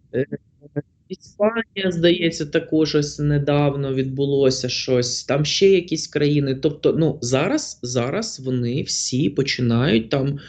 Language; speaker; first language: Ukrainian; non-native, local second language; Russian